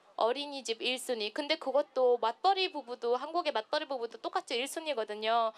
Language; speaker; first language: Korean; non-native, fluent; Mongolian